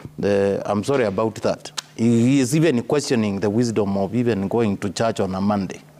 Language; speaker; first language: English; non-native, local second language; Kamba